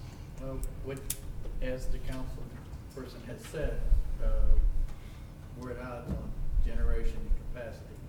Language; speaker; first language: English; native; English